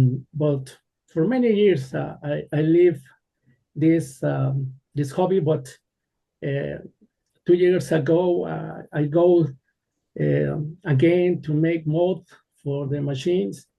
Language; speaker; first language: English; non-native, learner; Spanish